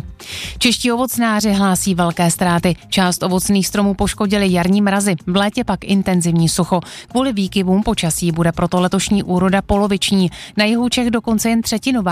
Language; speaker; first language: Czech; native; Czech